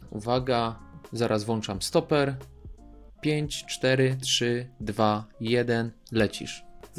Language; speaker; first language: Polish; native; Polish